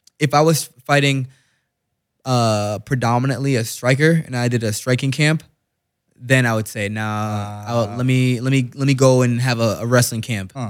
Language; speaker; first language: English; native; English